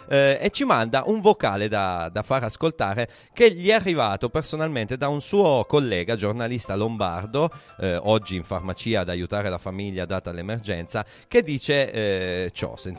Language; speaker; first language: Italian; native; Italian